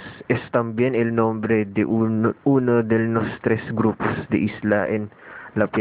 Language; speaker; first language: Spanish; non-native, learner; Filipino